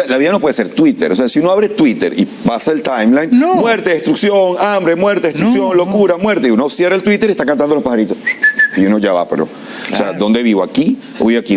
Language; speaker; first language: Spanish; native; Spanish